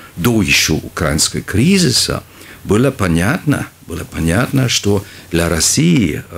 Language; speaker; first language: Russian; non-native, fluent; German